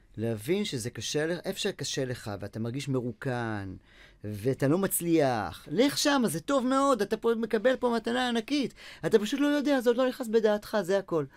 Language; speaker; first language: Hebrew; native; Hebrew